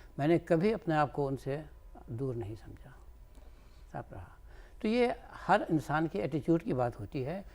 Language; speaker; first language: Urdu; native; Urdu